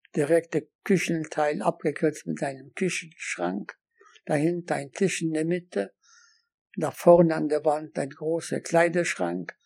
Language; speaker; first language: German; non-native, fluent; Polish